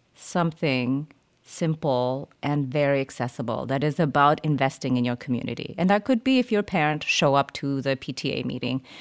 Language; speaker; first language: English; early bilingual, other home language; German